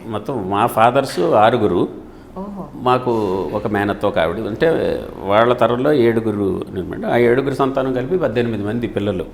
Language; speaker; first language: Telugu; native; Telugu